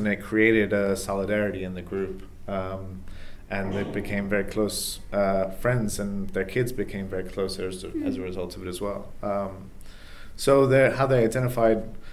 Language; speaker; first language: English; native; English